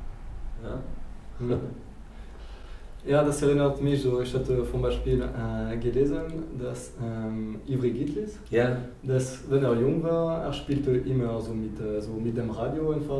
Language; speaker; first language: German; non-native, fluent; French